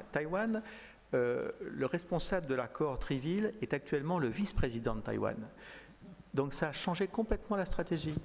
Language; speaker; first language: French; native; French